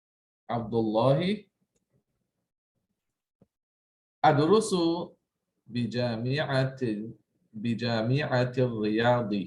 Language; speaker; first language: Arabic; non-native, fluent; English